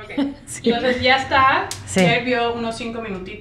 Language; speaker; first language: Spanish; native; Spanish